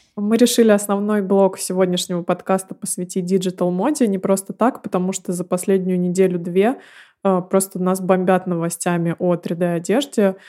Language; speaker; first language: Russian; native; Russian